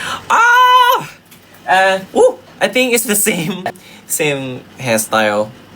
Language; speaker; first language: English; non-native, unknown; Thai